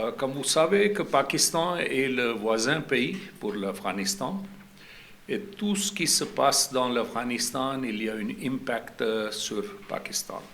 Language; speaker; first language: French; non-native, fluent; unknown